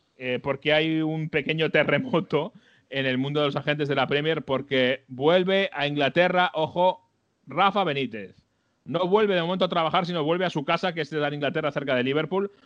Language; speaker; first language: Spanish; native; Spanish